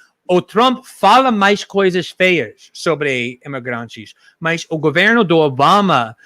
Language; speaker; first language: Portuguese; non-native, fluent; English